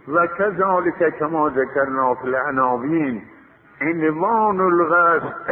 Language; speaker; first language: Arabic; non-native, fluent; Azerbaijani